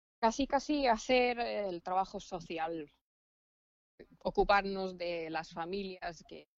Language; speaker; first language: Spanish; non-native, fluent; Finnish